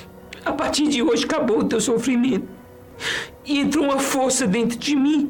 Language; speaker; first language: Portuguese; native; Portuguese